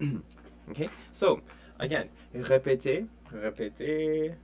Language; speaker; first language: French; non-native, fluent; English